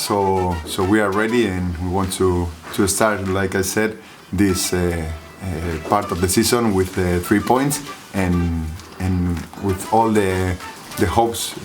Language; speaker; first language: English; non-native, learner; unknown